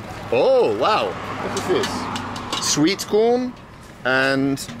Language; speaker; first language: English; native; English